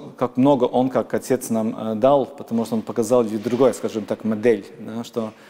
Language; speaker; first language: Russian; non-native, local second language; Latvian